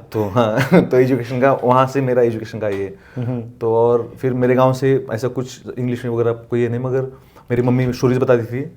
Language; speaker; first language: Hindi; non-native, local second language; Marathi